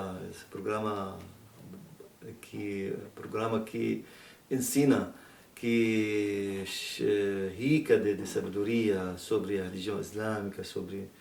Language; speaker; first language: Portuguese; non-native, learner; Arabic